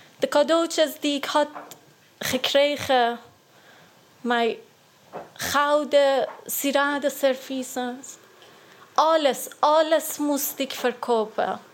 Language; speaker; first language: Dutch; non-native, learner; Persian